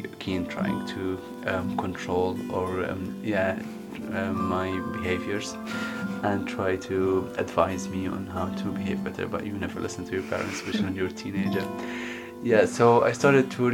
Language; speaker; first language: English; non-native, fluent; Arabic